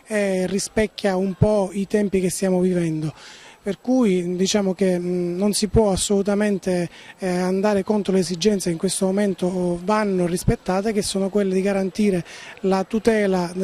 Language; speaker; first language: Italian; native; Italian